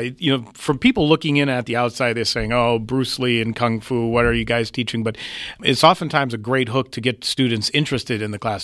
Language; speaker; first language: English; native; English